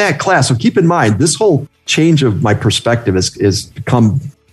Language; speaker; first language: English; native; English